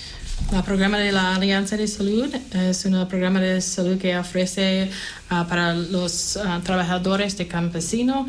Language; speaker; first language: Spanish; non-native, fluent; English